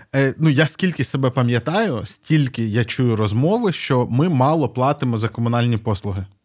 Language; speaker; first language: Ukrainian; native; Ukrainian